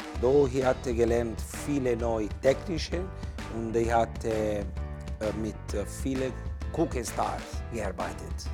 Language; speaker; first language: German; non-native, learner; Italian